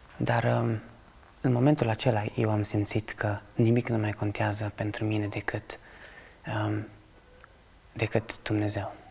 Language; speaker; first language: Romanian; early bilingual, other home language; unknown